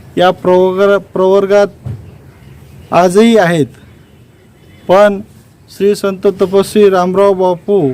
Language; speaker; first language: Marathi; non-native, local second language; Lambadi